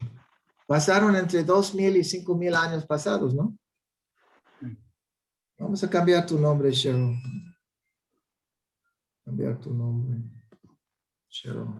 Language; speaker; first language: Spanish; non-native, fluent; English